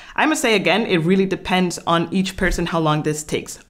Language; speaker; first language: English; non-native, fluent; Spanish